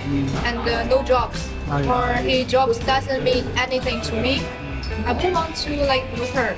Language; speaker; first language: English; non-native, learner; Chinese